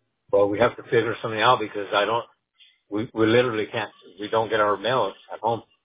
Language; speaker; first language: English; native; English